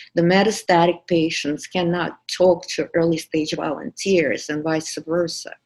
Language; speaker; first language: English; non-native, fluent; Russian